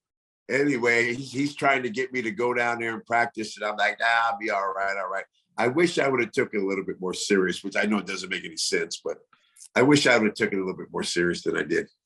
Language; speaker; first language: English; native; English